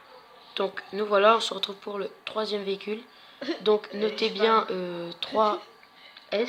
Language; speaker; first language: French; native; French